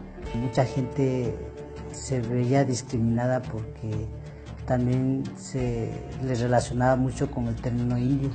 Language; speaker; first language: Spanish; non-native, local second language; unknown